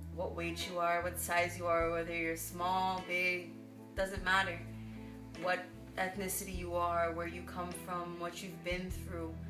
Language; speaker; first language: English; native; English